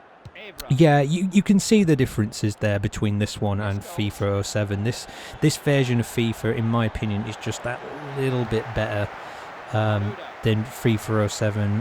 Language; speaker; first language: English; native; English